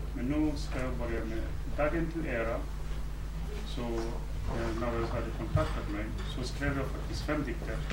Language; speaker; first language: Swedish; non-native, fluent; Wolof